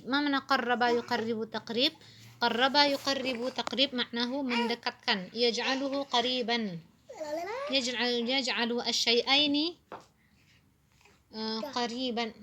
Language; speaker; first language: Arabic; non-native, fluent; Indonesian